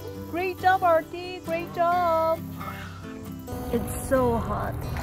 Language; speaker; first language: English; non-native, fluent; Korean